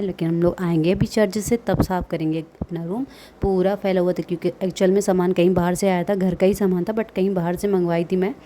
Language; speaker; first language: Hindi; native; Hindi